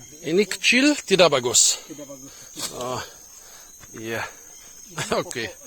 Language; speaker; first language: Indonesian; non-native, learner; German